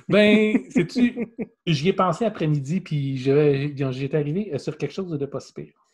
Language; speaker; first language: French; native; French